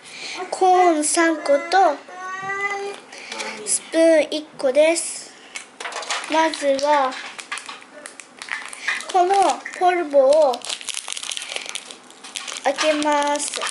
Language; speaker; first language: Japanese; early bilingual, other home language; Spanish